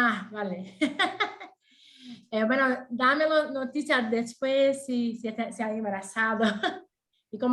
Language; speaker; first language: Spanish; non-native, fluent; Portuguese